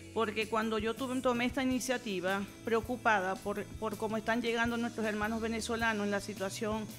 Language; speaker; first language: Spanish; native; Spanish